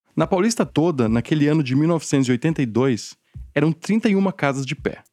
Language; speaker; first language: Portuguese; native; Portuguese